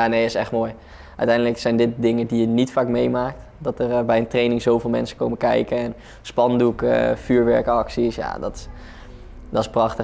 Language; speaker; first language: Dutch; native; Dutch